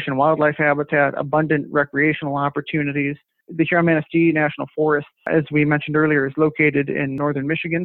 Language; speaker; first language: English; native; English